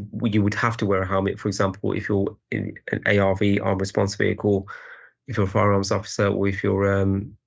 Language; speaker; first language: English; native; English